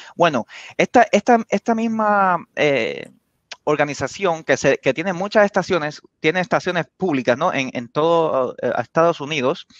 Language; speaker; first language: Spanish; early bilingual, heritage; Spanish